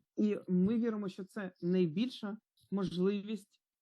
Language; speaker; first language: Ukrainian; non-native, fluent; Croatian